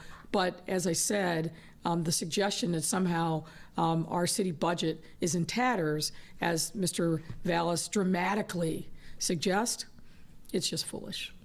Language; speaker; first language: English; native; English